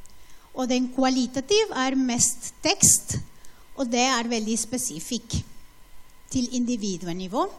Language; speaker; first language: Norwegian; non-native, fluent; Spanish